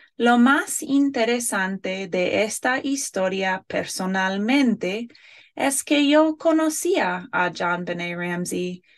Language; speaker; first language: Spanish; non-native, fluent; English